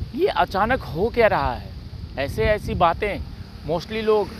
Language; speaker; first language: Hindi; native; Hindi